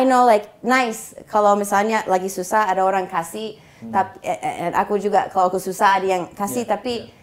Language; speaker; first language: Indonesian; non-native, fluent; English